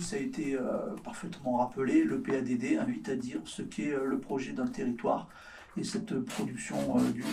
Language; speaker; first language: French; native; French